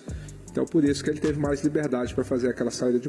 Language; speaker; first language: Portuguese; native; Portuguese